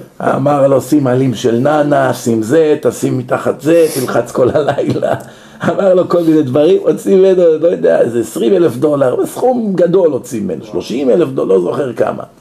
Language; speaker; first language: Hebrew; native; Hebrew